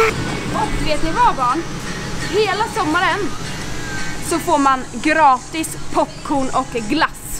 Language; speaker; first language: Swedish; native; Swedish